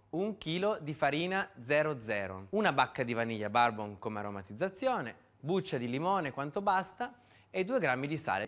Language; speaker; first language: Italian; native; Italian